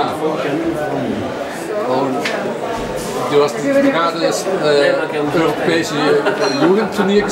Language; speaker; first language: German; non-native, learner; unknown